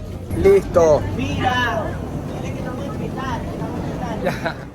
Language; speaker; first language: Spanish; native; Spanish